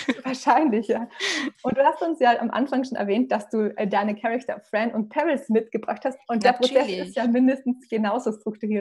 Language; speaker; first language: German; native; German